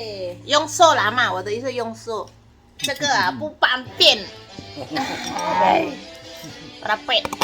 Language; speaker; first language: Chinese; non-native, learner; Javanese